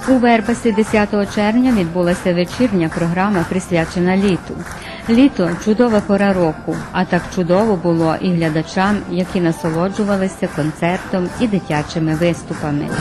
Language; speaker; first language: Ukrainian; early bilingual, heritage; Ukrainian